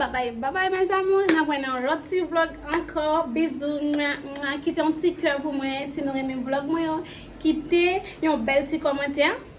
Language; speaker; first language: French; non-native, learner; Haitian Creole